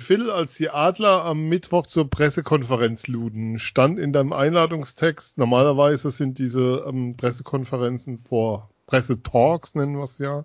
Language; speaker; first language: German; native; German